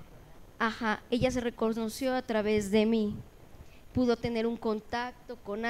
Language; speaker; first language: Spanish; native; Spanish